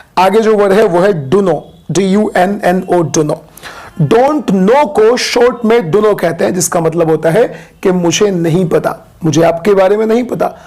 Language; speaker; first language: Hindi; native; Hindi